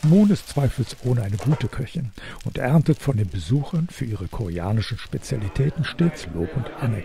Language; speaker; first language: German; native; German